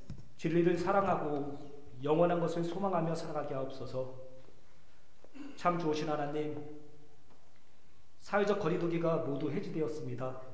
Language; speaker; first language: Korean; native; Korean